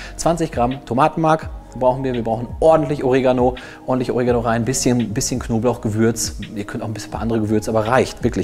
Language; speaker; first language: German; native; German